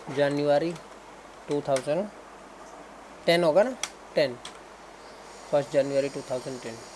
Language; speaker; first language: Hindi; non-native, local second language; Gujarati